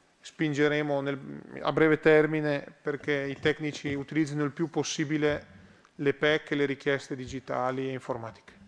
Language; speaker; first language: Italian; native; Italian